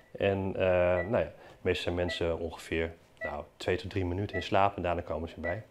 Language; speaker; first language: Dutch; native; Dutch